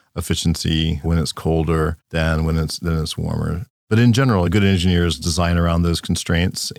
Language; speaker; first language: English; native; English